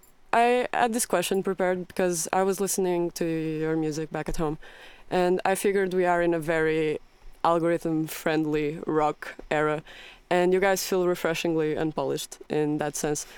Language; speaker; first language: English; non-native, fluent; Portuguese